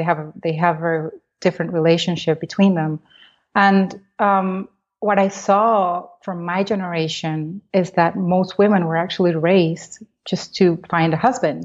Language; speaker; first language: English; non-native, fluent; Spanish